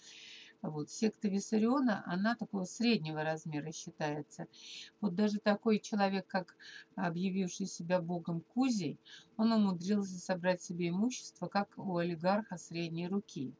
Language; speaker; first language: Russian; native; Russian